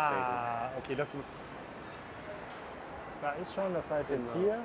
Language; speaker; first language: German; native; German